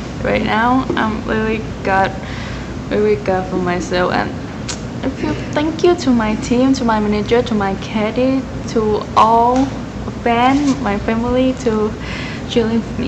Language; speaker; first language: English; non-native, learner; Thai